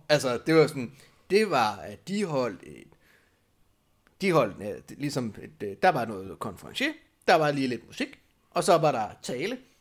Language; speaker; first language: Danish; native; Danish